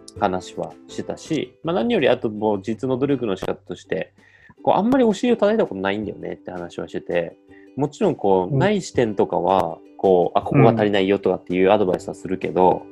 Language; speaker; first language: Japanese; native; Japanese